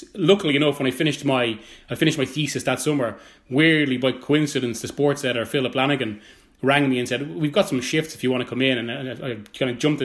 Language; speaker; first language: English; native; English